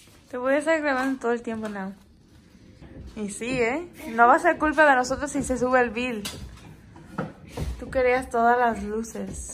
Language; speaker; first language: Spanish; early bilingual, heritage; Spanish